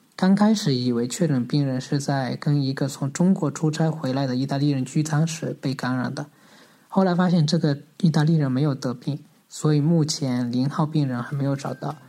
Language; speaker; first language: Chinese; native; Chinese